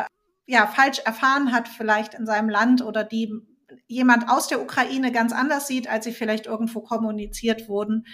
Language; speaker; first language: German; native; German